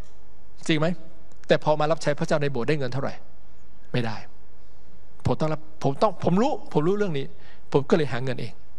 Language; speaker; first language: Thai; native; Thai